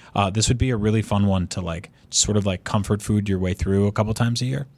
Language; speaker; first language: English; native; English